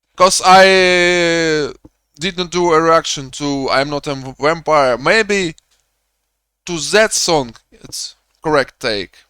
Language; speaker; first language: English; non-native, learner; Russian